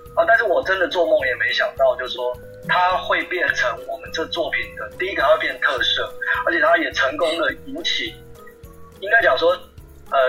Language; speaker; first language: Chinese; non-native, local second language; Min Nan Chinese